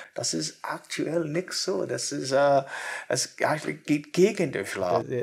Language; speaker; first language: German; non-native, learner; English